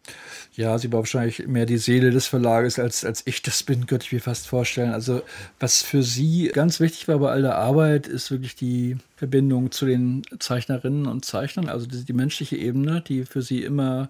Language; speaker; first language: German; native; German